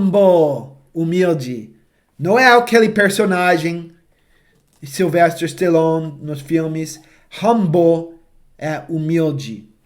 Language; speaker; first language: Portuguese; non-native, fluent; English